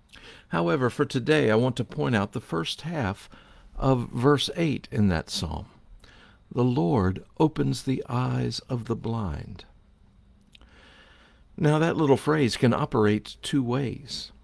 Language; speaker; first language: English; native; English